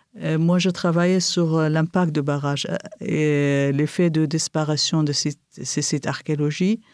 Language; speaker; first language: French; non-native, fluent; Kurdish